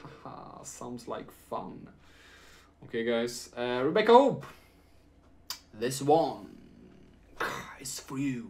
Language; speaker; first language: English; non-native, fluent; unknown